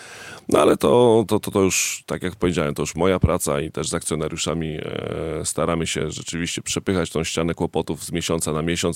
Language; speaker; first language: Polish; native; Polish